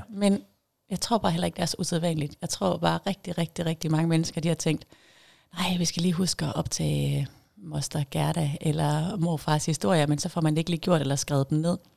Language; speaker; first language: Danish; native; Danish